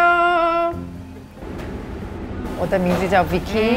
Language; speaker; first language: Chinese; non-native, fluent; Korean